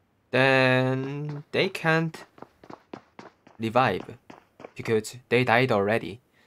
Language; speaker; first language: English; non-native, learner; Korean